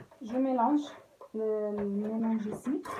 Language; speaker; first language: French; non-native, local second language; Arabic